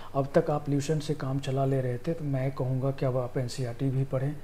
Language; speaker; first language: Hindi; native; Hindi